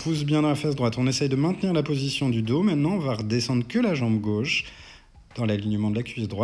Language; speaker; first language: French; native; French